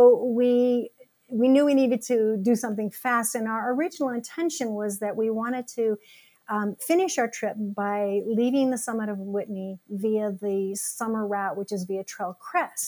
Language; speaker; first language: English; native; English